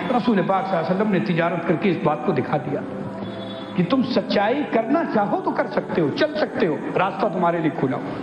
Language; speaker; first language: Urdu; native; Urdu